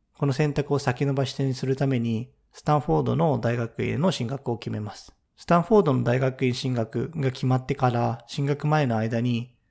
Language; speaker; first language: Japanese; native; Japanese